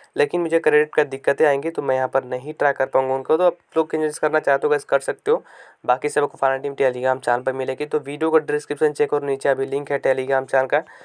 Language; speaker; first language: Hindi; native; Hindi